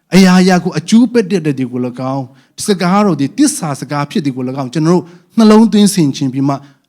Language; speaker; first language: Burmese; non-native, local second language; Hakha Chin